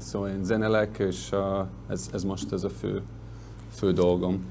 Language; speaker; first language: Hungarian; non-native, learner; English